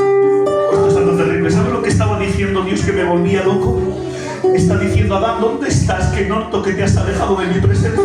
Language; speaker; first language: Spanish; native; Spanish